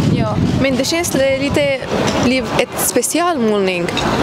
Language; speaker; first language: Swedish; non-native, fluent; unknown